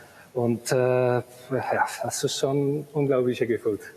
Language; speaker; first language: German; non-native, fluent; Polish